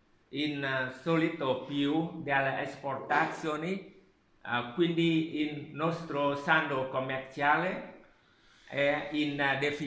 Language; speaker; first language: Italian; non-native, learner; Vietnamese